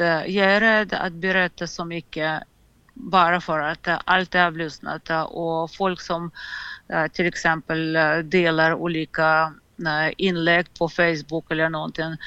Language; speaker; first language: Swedish; non-native, fluent; Russian